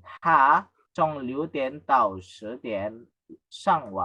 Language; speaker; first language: Chinese; non-native, fluent; Indonesian